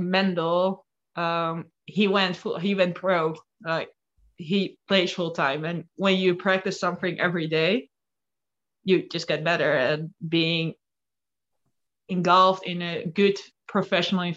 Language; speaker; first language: English; non-native, fluent; Dutch